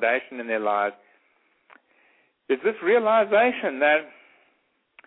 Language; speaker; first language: English; native; English